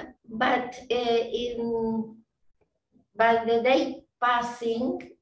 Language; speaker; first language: English; non-native, learner; Spanish